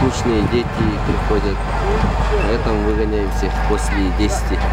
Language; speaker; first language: Russian; non-native, local second language; Kyrgyz